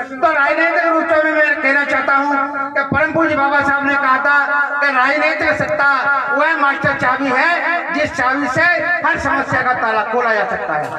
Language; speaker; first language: Hindi; native; Hindi